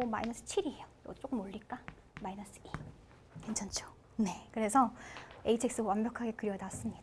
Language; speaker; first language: Korean; native; Korean